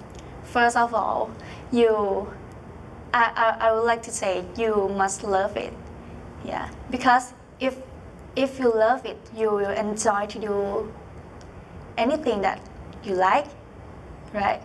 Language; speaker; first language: English; non-native, learner; Thai